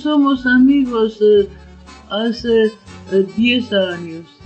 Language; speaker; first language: Spanish; non-native, learner; Ukrainian